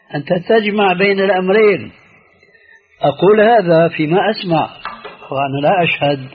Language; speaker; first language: Arabic; early bilingual, other home language; Albanian